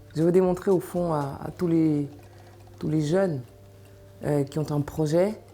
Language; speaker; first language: French; early bilingual, other home language; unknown